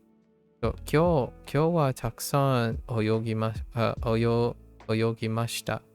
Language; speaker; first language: Japanese; non-native, learner; English